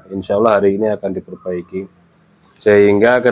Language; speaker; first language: Indonesian; native; Indonesian